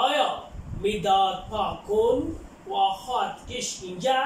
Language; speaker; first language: Persian; non-native, fluent; Urdu